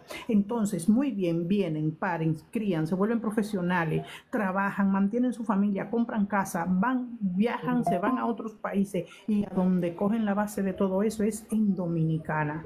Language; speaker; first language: Spanish; native; Spanish